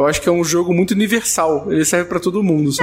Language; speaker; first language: Portuguese; native; Portuguese